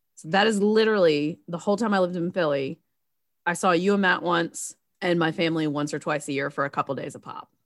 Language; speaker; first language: English; native; English